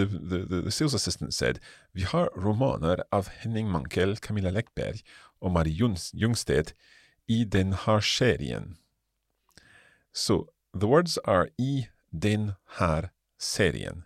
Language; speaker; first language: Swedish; non-native, learner; English